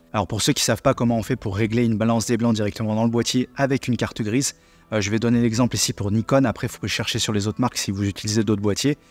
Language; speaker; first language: French; native; French